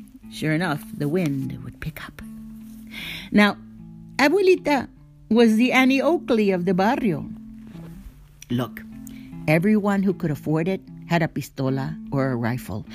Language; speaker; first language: English; early bilingual, other home language; Spanish